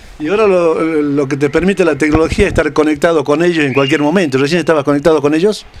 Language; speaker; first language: Spanish; native; Spanish